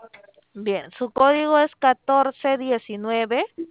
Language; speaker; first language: Spanish; native; Spanish